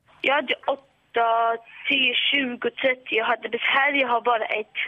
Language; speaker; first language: Swedish; non-native, learner; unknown